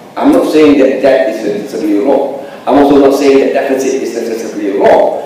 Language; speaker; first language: English; non-native, local second language; Malay